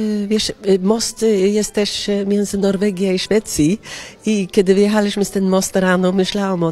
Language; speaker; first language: Polish; non-native, fluent; Norwegian